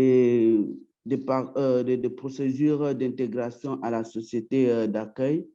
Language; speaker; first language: French; early bilingual, other home language; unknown